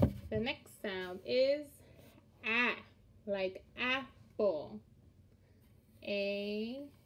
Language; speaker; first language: English; early bilingual, other home language; Spanish